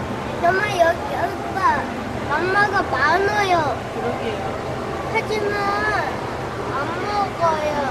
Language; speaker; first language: Korean; early bilingual, heritage; Korean